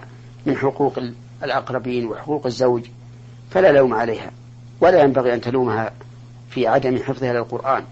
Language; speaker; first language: Arabic; native; Arabic